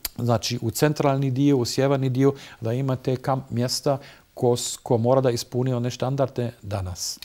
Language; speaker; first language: Bosnian; non-native, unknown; German